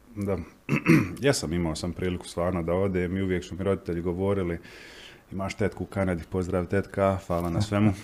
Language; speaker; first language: Croatian; native; Croatian